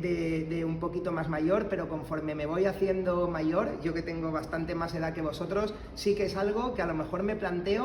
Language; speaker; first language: Spanish; native; Spanish